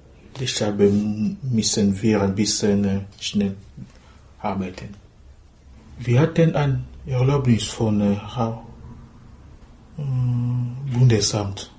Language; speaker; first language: German; non-native, learner; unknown